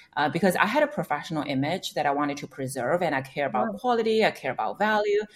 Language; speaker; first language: English; non-native, fluent; Chinese